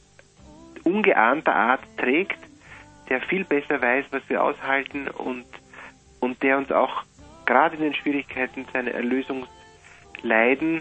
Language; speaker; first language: German; native; German